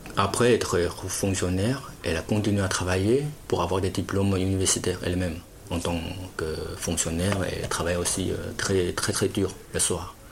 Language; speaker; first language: French; non-native, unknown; Chinese